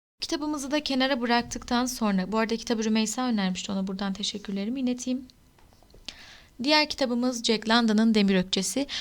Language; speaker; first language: Turkish; native; Turkish